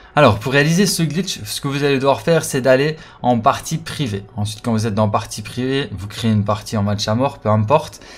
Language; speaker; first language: French; native; French